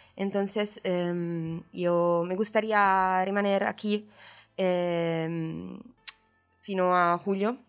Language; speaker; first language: Spanish; non-native, learner; Italian